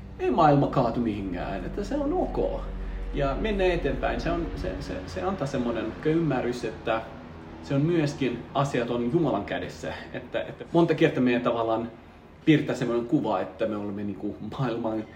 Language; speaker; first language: Finnish; non-native, fluent; Russian